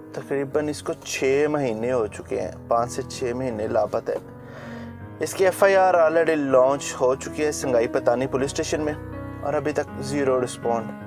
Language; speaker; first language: Urdu; native; Urdu